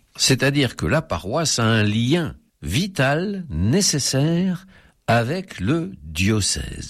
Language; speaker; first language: French; native; French